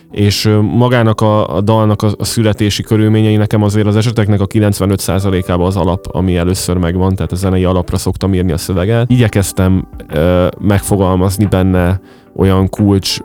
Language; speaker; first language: Hungarian; native; Hungarian